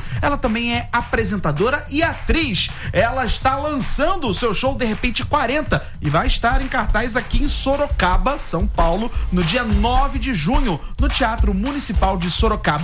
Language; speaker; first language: Portuguese; native; Portuguese